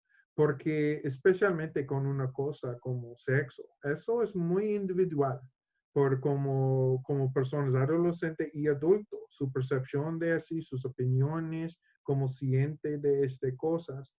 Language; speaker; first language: Spanish; non-native, learner; English